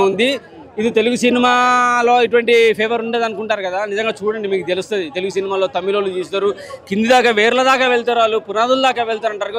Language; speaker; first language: Telugu; native; Telugu